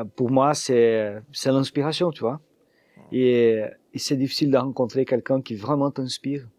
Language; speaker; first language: French; non-native, fluent; Portuguese